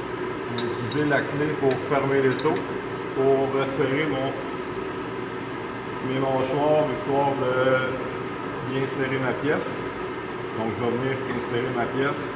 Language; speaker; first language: French; native; French